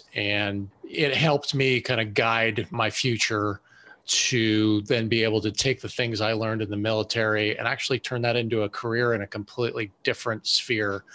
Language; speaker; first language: English; native; English